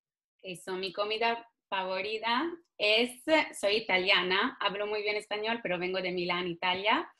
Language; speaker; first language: Spanish; non-native, fluent; Italian